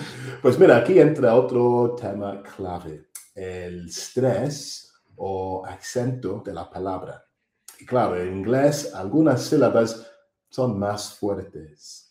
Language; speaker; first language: Spanish; non-native, fluent; English